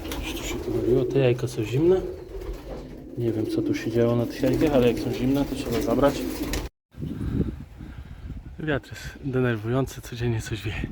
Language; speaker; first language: Polish; native; Polish